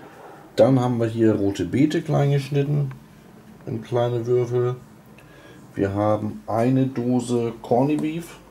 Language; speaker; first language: German; native; German